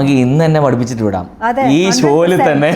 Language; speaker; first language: Malayalam; native; Malayalam